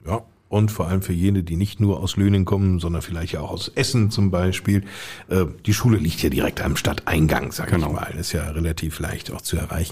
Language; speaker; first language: German; native; German